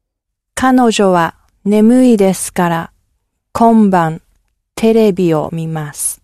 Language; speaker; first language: Japanese; non-native, learner; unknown